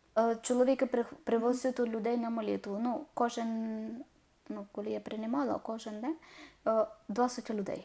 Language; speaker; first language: Ukrainian; non-native, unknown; Malayalam